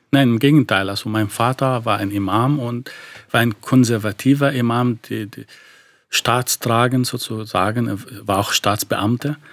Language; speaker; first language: German; non-native, fluent; Arabic